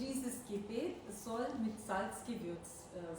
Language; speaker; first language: German; non-native, fluent; Bulgarian